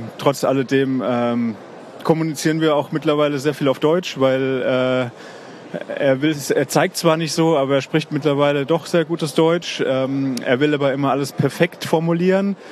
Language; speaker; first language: German; native; German